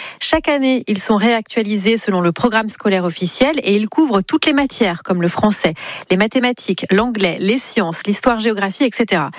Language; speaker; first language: French; native; French